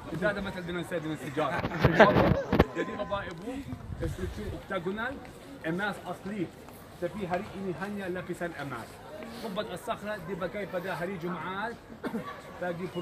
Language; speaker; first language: Indonesian; non-native, learner; Arabic